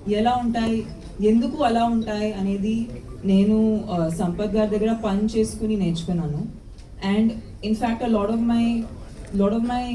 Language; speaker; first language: Telugu; non-native, local second language; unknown